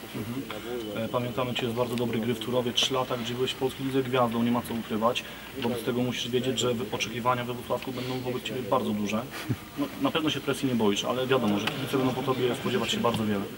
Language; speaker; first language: Polish; native; Polish